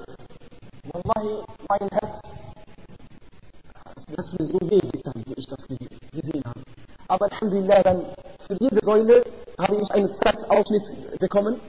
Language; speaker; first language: German; non-native, fluent; Arabic